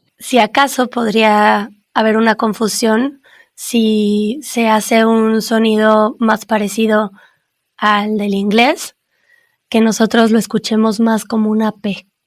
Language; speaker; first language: Spanish; native; Spanish